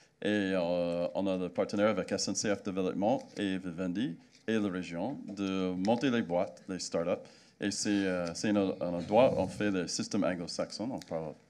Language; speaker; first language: French; non-native, fluent; English